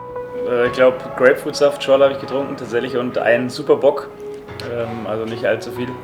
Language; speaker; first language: German; native; German